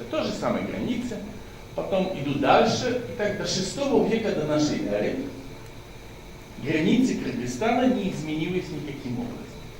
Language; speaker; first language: Russian; non-native, fluent; Polish